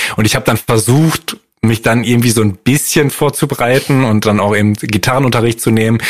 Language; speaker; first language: German; native; German